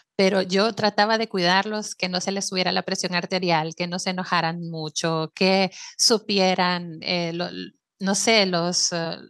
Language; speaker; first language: Spanish; native; Spanish